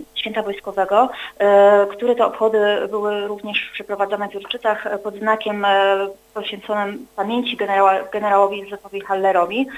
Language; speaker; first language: Polish; native; Polish